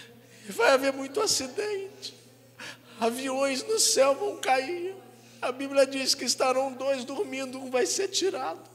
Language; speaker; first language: Portuguese; native; Portuguese